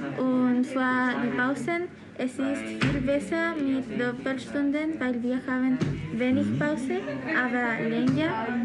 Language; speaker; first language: German; non-native, learner; Spanish